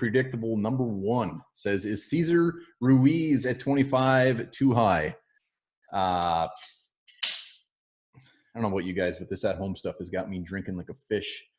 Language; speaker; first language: English; native; English